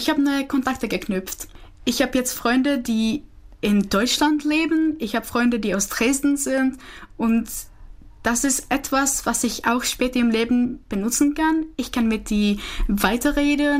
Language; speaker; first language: German; non-native, fluent; Czech